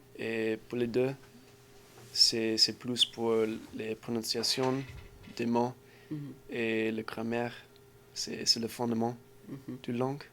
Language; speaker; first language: French; non-native, learner; English